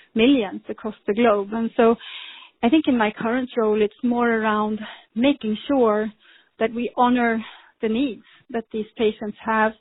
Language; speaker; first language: English; non-native, fluent; Swedish